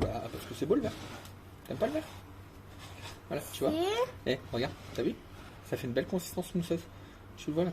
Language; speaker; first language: French; native; French